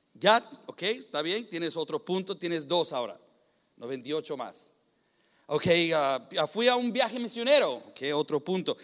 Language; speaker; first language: Spanish; non-native, fluent; English